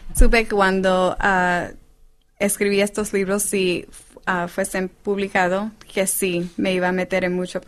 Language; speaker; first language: Spanish; non-native, fluent; English